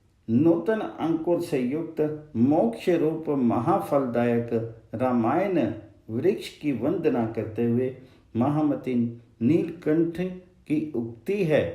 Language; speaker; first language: Hindi; native; Hindi